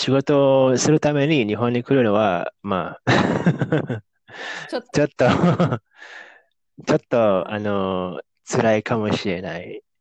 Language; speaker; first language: Japanese; non-native, fluent; Indonesian